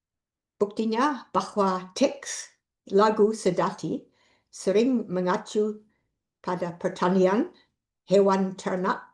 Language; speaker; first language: Indonesian; non-native, fluent; English